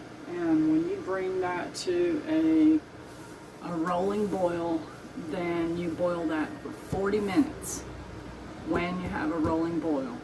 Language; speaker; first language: English; native; English